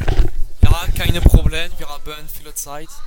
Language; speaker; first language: German; non-native, learner; French